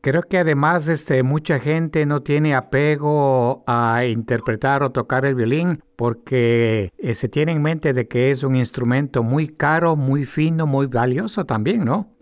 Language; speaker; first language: Spanish; native; Spanish